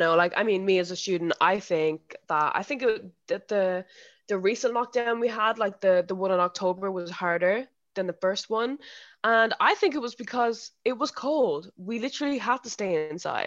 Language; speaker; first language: English; native; English